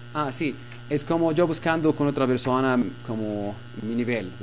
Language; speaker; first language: Spanish; non-native, learner; Arabic